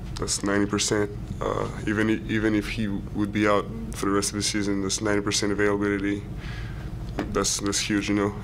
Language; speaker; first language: English; non-native, fluent; French